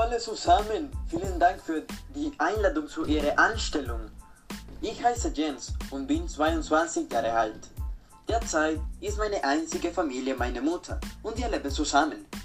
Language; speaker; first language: German; non-native, learner; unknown